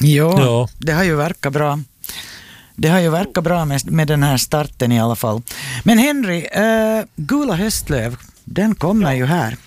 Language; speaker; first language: Swedish; native; Swedish